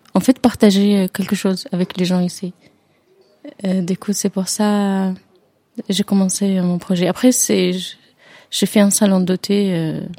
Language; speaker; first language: French; non-native, fluent; Arabic